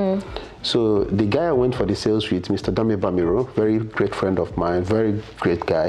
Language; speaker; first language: English; non-native, local second language; Igbo